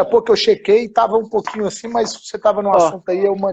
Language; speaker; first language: Portuguese; native; Portuguese